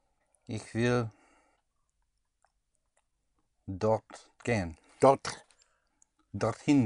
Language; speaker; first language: German; non-native, learner; English